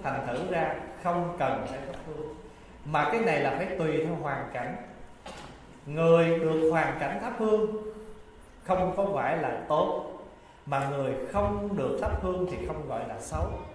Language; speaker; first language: Vietnamese; early bilingual, heritage; Vietnamese